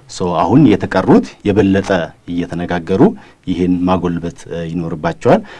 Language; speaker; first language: Amharic; non-native, local second language; Oromo